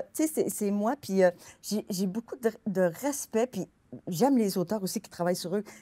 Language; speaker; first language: French; native; French